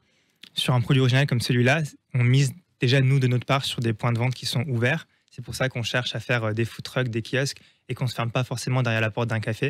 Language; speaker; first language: French; native; French